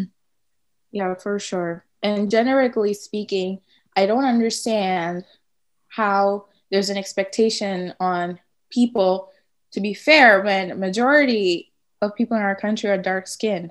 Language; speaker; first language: English; non-native, local second language; Tamil